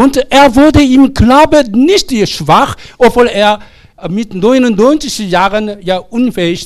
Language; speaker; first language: German; non-native, learner; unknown